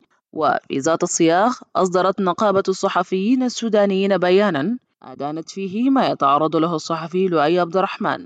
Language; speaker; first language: Arabic; native; Arabic